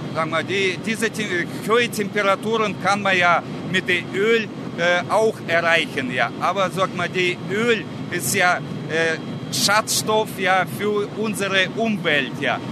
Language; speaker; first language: German; non-native, fluent; Russian